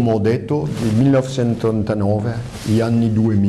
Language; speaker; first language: Italian; early bilingual, heritage; French